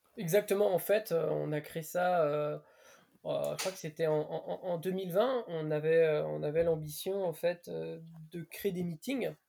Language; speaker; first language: French; native; French